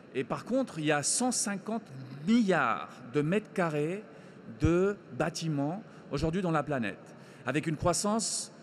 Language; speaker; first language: French; non-native, fluent; Spanish